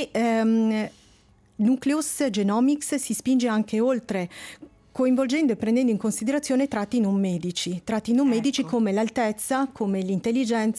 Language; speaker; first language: Italian; native; Italian